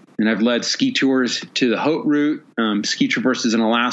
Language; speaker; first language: English; native; English